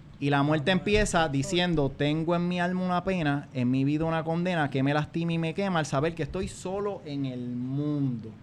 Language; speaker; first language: Spanish; native; Spanish